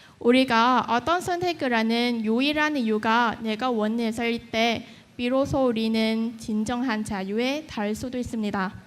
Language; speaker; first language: Korean; non-native, fluent; Vietnamese